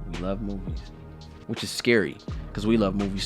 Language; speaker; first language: English; native; English